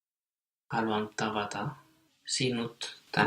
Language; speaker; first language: Finnish; non-native, learner; English